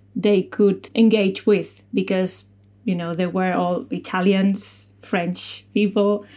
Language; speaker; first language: English; non-native, fluent; Spanish